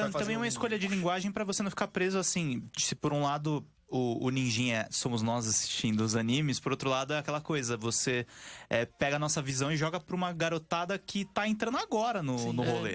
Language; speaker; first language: Portuguese; native; Portuguese